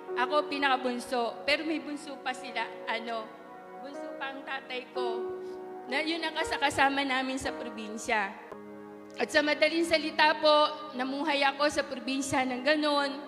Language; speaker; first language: Filipino; non-native, local second language; Bikol